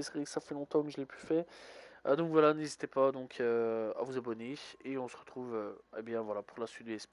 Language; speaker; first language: French; native; French